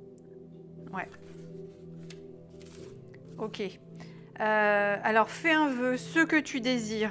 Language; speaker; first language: French; native; French